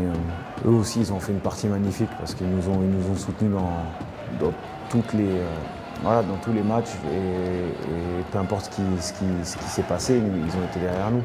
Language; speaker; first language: French; native; French